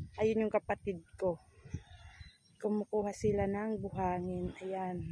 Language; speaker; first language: Filipino; non-native, local second language; Waray